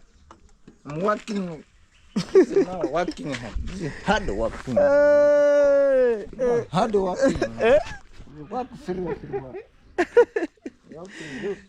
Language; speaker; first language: English; non-native, learner; Swahili